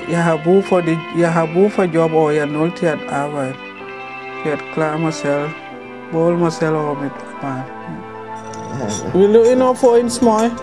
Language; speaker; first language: Danish; non-native, learner; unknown